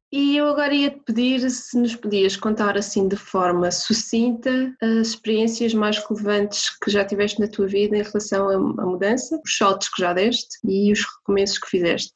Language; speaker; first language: Portuguese; native; Portuguese